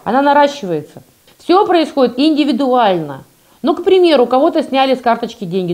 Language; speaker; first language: Russian; native; Russian